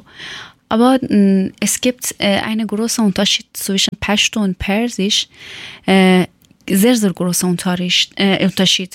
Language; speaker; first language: German; non-native, learner; Persian